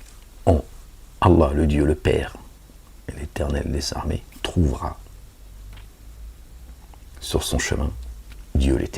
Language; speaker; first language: French; native; French